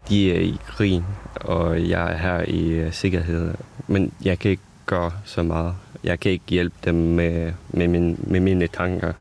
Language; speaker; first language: Danish; non-native, fluent; Ukrainian